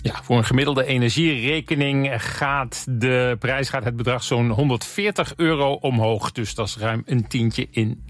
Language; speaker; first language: Dutch; native; Dutch